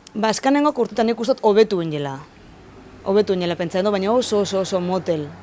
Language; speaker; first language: Basque; native; Basque